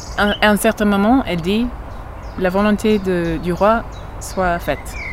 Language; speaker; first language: French; non-native, fluent; English